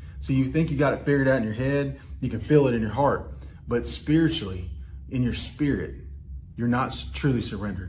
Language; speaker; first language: English; native; English